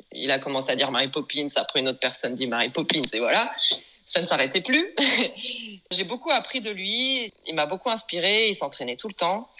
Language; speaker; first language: French; native; French